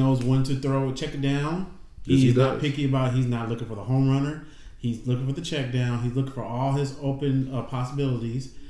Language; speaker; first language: English; native; English